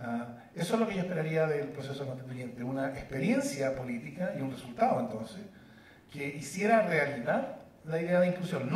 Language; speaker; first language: Spanish; native; Spanish